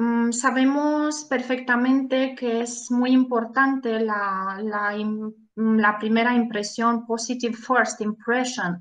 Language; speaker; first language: Spanish; non-native, fluent; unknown